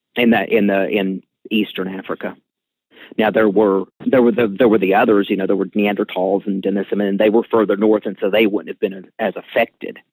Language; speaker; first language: English; native; English